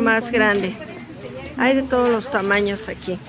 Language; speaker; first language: Spanish; native; Spanish